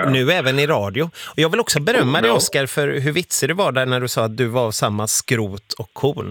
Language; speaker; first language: Swedish; native; Swedish